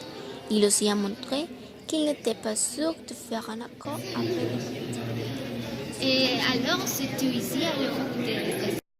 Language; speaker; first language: French; non-native, learner; Spanish